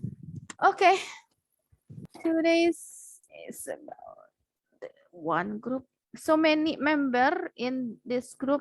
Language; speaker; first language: English; non-native, fluent; Indonesian